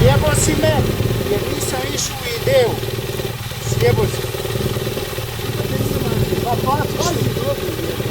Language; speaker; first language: Bosnian; native; Bosnian